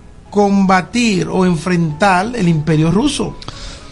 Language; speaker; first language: Spanish; native; Spanish